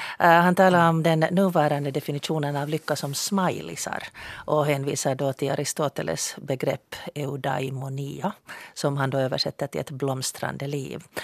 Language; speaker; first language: Swedish; native; Swedish